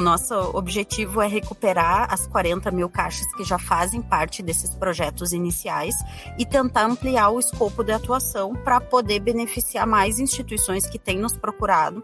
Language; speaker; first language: Portuguese; native; Portuguese